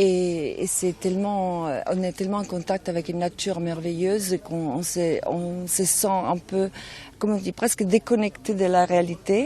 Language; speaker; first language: French; non-native, fluent; Italian